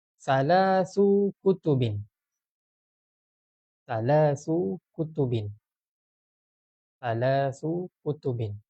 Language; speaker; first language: Arabic; non-native, fluent; Malay